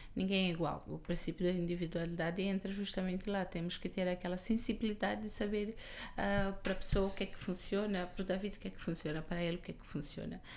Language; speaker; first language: Portuguese; non-native, local second language; Kabuverdianu